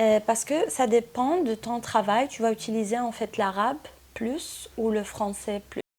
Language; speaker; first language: French; non-native, local second language; Arabic